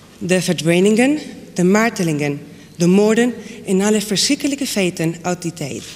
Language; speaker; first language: Dutch; non-native, fluent; Spanish